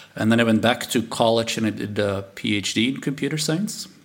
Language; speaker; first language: English; non-native, fluent; Dutch